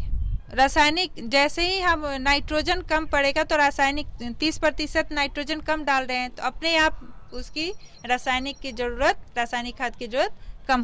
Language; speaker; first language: Hindi; native; Hindi